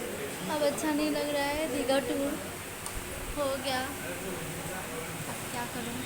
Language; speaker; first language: Hindi; native; Hindi